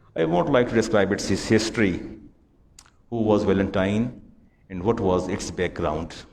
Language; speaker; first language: English; non-native, local second language; Urdu